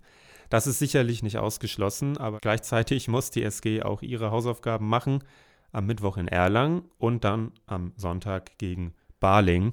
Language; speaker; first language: German; native; German